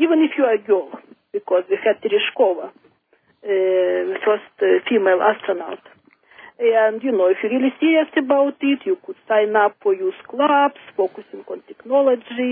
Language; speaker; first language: English; non-native, fluent; Russian